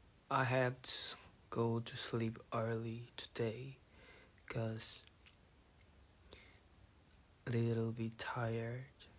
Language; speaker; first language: English; non-native, learner; Korean